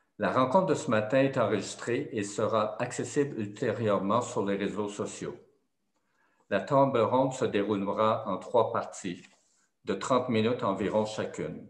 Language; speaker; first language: French; native; French